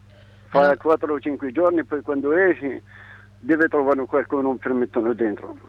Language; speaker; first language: Italian; non-native, learner; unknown